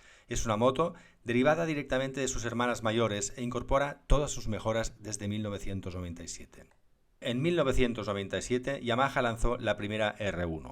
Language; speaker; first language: Spanish; native; Spanish